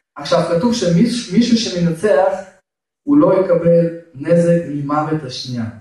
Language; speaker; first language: Hebrew; non-native, fluent; Russian